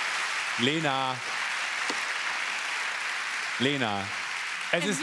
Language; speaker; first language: German; native; German